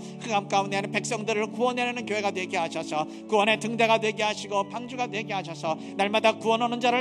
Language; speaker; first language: Korean; native; Korean